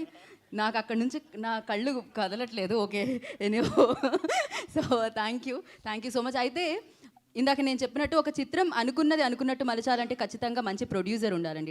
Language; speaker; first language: Telugu; native; Telugu